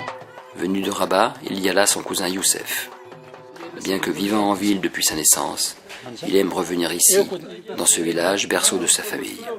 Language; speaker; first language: French; native; French